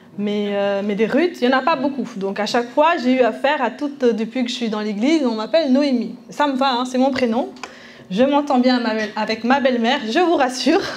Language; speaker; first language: French; early bilingual, other home language; Spanish